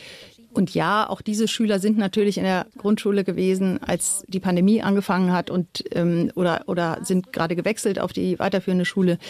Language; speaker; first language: German; native; German